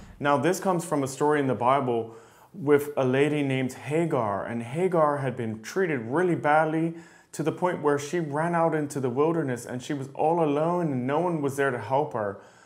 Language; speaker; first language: English; native; English